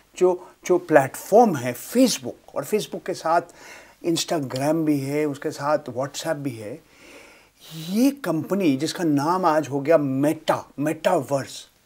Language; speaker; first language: Hindi; non-native, local second language; Bangla